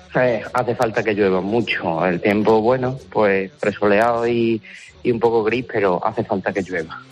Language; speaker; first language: Spanish; native; Spanish